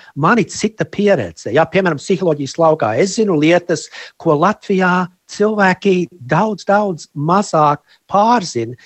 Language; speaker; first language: Latvian; early bilingual, heritage; Latvian